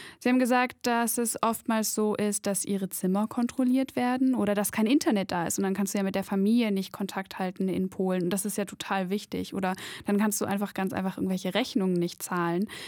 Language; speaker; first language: German; native; German